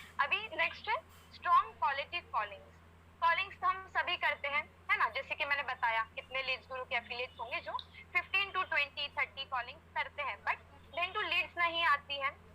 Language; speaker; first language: Hindi; non-native, local second language; Gujarati